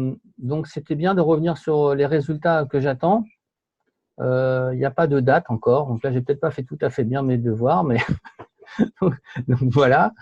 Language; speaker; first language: French; native; French